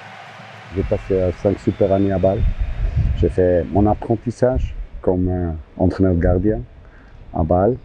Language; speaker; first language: French; non-native, local second language; German